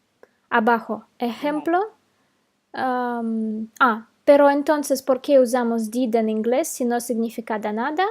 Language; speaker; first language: Spanish; non-native, fluent; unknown